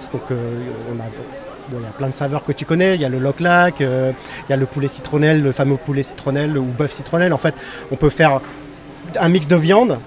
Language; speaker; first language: French; early bilingual, other home language; Khmer